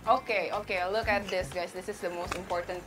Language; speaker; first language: English; non-native, fluent; Indonesian